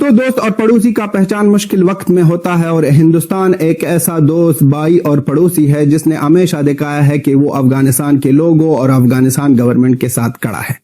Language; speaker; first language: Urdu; non-native, fluent; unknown